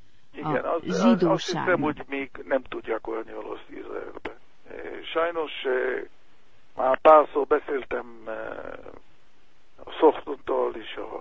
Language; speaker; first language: Hungarian; non-native, learner; Hebrew